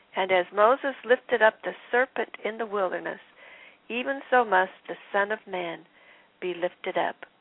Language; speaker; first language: English; native; English